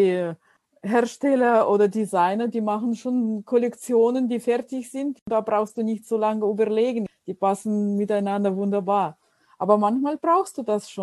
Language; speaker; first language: German; non-native, fluent; Russian